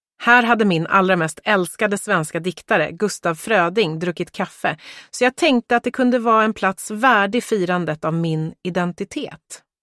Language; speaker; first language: Swedish; early bilingual, other home language; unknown